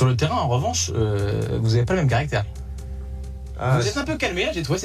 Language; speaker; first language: French; native; French